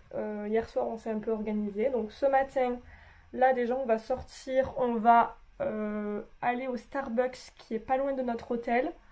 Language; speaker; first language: French; native; French